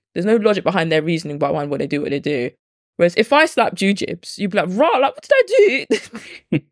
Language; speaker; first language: English; native; English